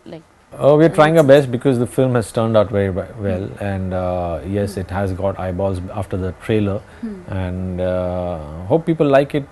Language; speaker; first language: English; non-native, local second language; Hindi